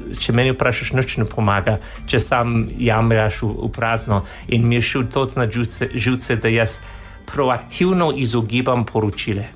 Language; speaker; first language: Slovenian; non-native, fluent; English